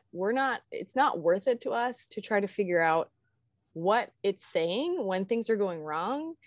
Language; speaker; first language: English; native; English